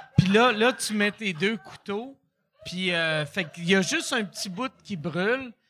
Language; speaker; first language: French; native; French